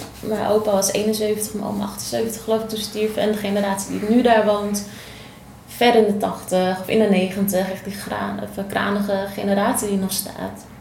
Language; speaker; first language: Dutch; native; Dutch